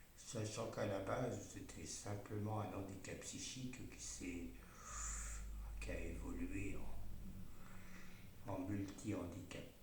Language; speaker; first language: French; native; French